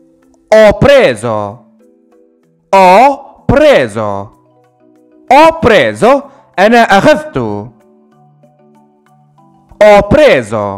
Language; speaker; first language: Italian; non-native, fluent; Arabic